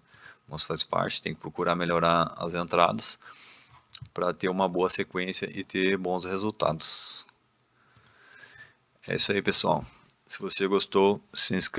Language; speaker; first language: Portuguese; native; Portuguese